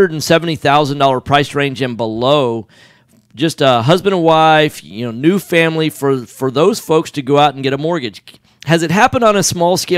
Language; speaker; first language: English; native; English